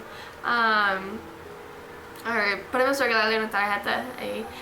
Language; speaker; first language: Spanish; non-native, learner; English